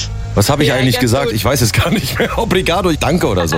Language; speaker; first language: German; native; German